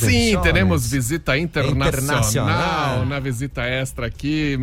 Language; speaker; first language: Portuguese; native; Portuguese